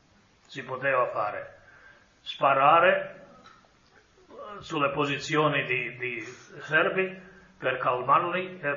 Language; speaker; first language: Italian; non-native, fluent; Croatian